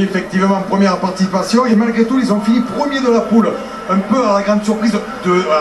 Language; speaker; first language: French; native; French